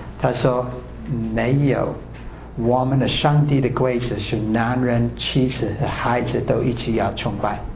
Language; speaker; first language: Chinese; non-native, fluent; English